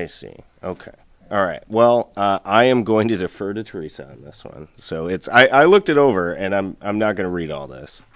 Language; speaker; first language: English; native; English